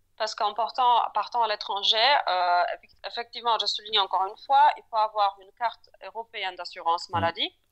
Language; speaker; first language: French; non-native, fluent; Polish